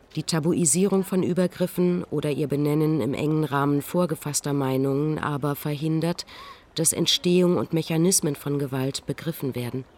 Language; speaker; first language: German; native; German